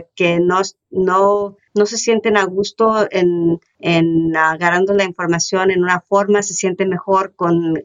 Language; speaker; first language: Spanish; early bilingual, heritage; Spanish